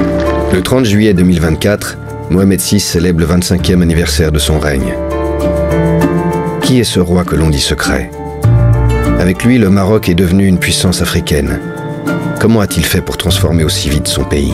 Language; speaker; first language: French; native; French